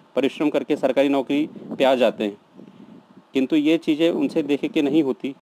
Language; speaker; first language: Hindi; native; Hindi